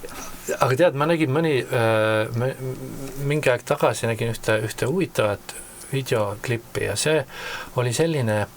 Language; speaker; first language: Estonian; native; Estonian